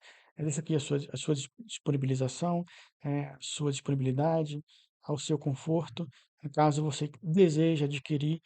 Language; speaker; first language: Portuguese; native; Portuguese